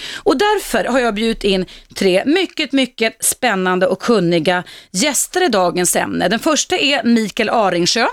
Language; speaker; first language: Swedish; native; Swedish